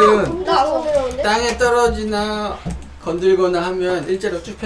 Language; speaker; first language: Korean; native; Korean